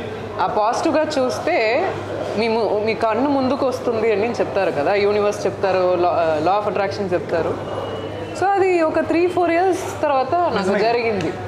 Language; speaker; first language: Telugu; non-native, learner; Tamil